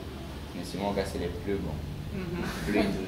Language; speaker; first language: French; non-native, learner; Romanian